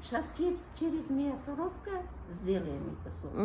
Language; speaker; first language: Russian; non-native, local second language; Uzbek